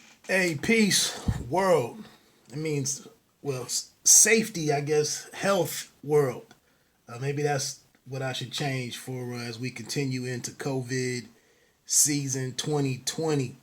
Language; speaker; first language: English; native; English